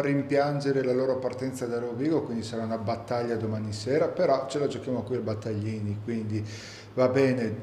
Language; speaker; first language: Italian; native; Italian